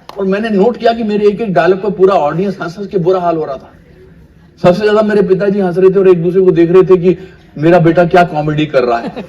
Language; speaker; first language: Hindi; native; Hindi